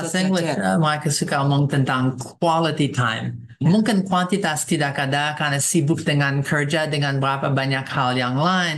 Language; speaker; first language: Indonesian; non-native, fluent; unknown